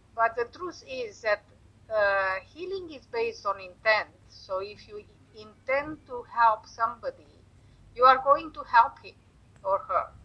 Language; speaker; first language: English; non-native, fluent; Romanian